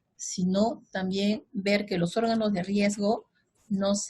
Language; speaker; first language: Spanish; native; Spanish